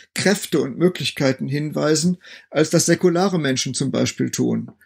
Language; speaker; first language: German; native; German